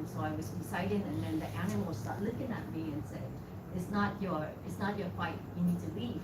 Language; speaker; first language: English; non-native, learner; Vietnamese